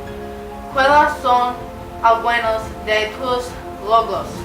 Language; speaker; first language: Spanish; non-native, learner; English